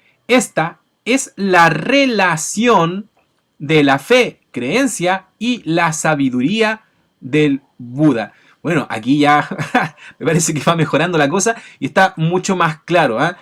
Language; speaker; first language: Spanish; native; Spanish